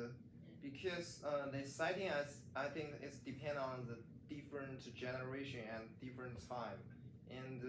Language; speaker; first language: English; non-native, learner; Chinese